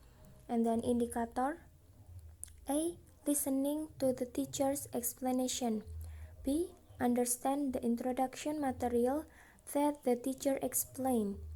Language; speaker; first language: English; non-native, learner; Indonesian